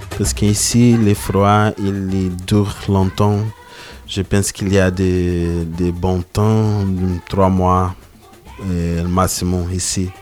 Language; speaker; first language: French; non-native, learner; Portuguese